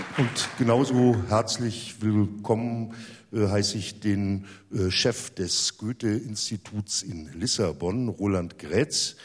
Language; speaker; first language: German; native; German